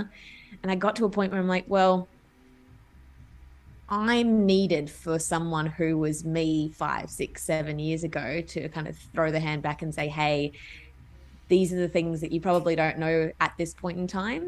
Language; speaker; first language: English; native; English